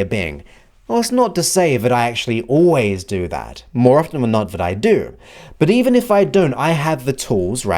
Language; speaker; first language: English; native; English